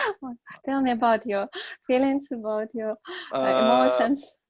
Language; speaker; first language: English; non-native, learner; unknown